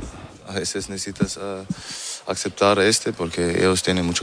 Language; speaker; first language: Spanish; non-native, learner; German